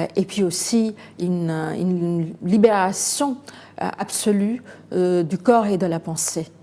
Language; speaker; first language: French; non-native, fluent; Bangla